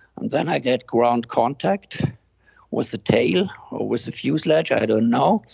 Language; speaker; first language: English; non-native, fluent; German